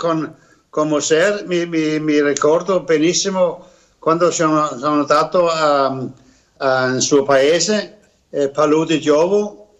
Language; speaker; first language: Italian; non-native, learner; Danish